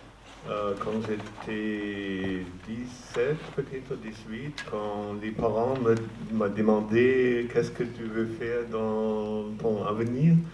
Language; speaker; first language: French; non-native, fluent; German